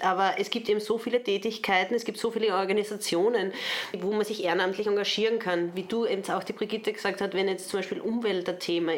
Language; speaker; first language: German; native; German